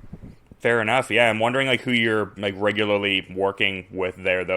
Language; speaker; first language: English; native; English